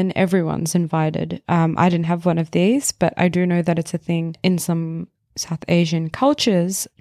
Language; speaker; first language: English; early bilingual, other home language; Hindi